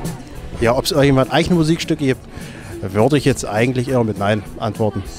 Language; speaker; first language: German; native; German